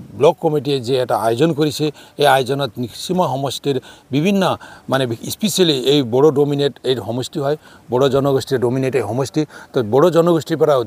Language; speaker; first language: Assamese; non-native, local second language; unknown